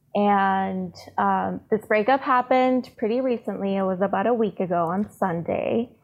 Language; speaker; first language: English; native; English